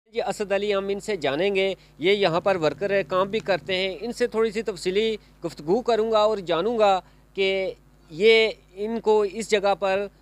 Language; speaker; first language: Urdu; non-native, local second language; Punjabi